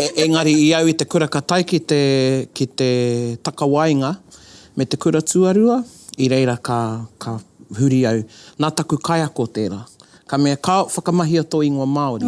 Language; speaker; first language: Māori; non-native, local second language; English